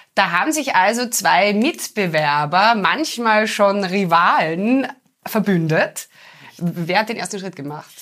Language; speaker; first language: German; native; German